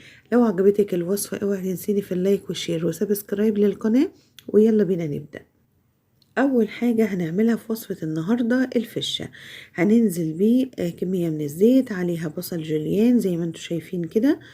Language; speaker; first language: Arabic; native; Arabic